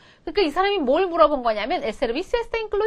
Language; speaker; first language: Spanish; non-native, fluent; Korean